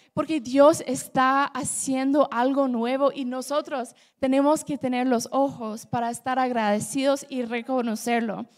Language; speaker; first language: Spanish; non-native, fluent; English